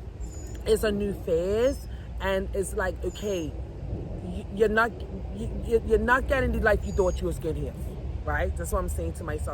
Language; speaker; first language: English; native; English